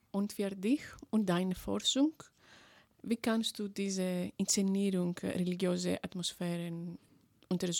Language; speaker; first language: German; non-native, fluent; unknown